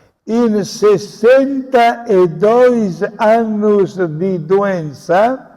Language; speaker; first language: Portuguese; non-native, fluent; Italian